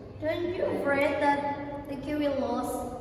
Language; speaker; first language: English; non-native, learner; Indonesian